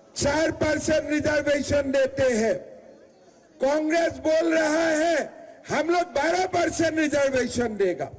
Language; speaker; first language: Hindi; non-native, local second language; Assamese